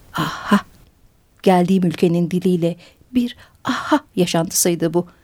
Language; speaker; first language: Turkish; early bilingual, heritage; Turkish